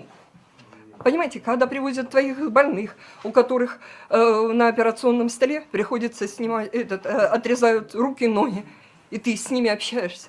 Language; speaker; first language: Russian; native; Russian